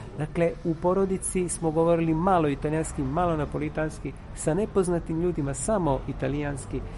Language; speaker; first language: Serbian; non-native, fluent; Italian